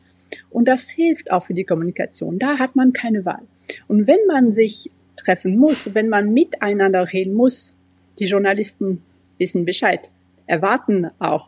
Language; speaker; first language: German; non-native, fluent; French